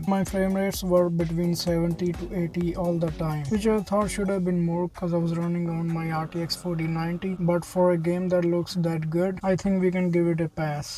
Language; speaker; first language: English; non-native, fluent; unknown